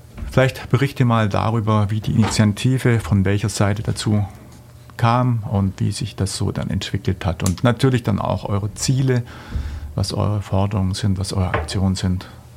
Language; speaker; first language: German; native; German